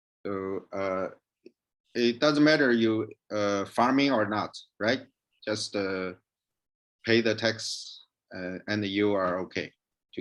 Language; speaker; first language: English; non-native, learner; Chinese